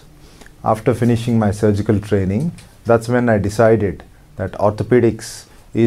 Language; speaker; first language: English; non-native, local second language; Telugu